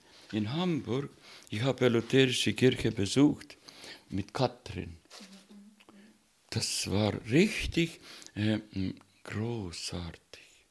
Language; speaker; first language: German; non-native, learner; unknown